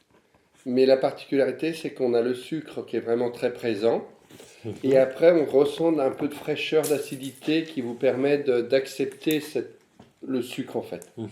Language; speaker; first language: French; native; French